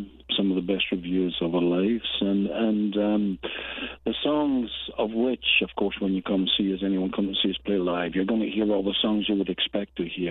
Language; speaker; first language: English; native; English